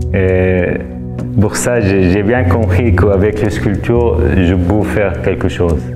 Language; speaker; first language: French; non-native, fluent; Arabic